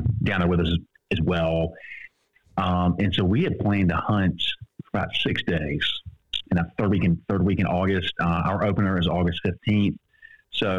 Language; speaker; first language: English; native; English